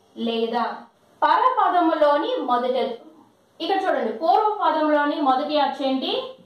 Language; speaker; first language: Telugu; non-native, local second language; Lambadi